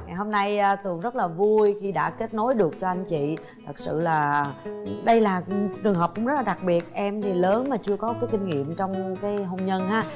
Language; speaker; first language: Vietnamese; native; Vietnamese